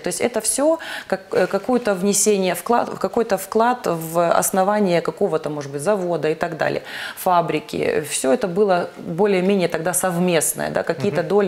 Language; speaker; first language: Russian; native; Russian